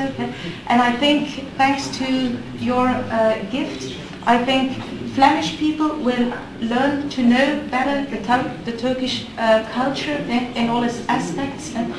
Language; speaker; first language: English; non-native, fluent; Dutch